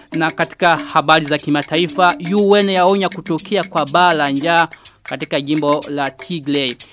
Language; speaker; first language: Swahili; non-native, local second language; Rundi